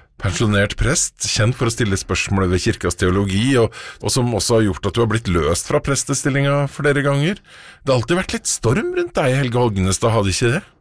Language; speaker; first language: Norwegian; native; Norwegian